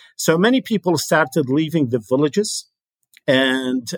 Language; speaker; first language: English; non-native, fluent; Arabic